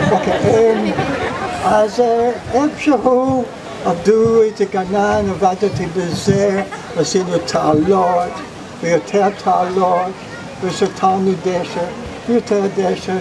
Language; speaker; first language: Hebrew; non-native, fluent; English